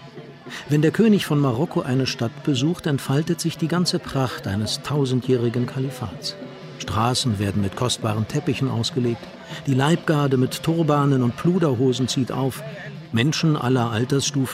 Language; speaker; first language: German; native; German